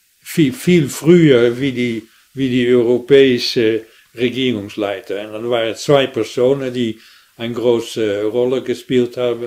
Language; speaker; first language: German; non-native, fluent; Dutch